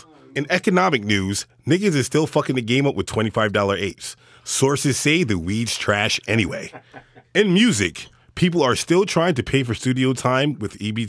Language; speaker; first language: English; native; English